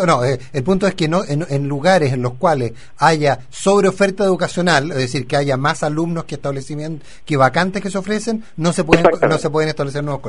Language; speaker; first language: Spanish; native; Spanish